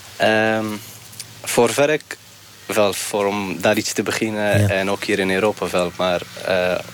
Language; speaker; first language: Dutch; early bilingual, other home language; Persian